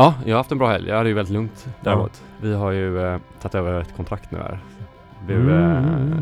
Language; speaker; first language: Swedish; native; Swedish